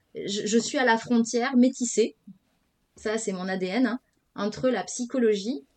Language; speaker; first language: French; native; French